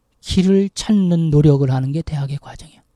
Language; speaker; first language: Korean; native; Korean